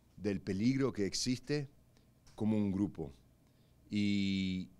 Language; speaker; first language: Spanish; early bilingual, heritage; Spanish